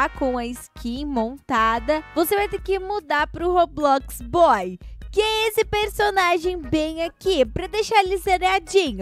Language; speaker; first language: Portuguese; native; Portuguese